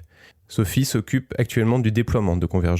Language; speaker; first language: French; native; French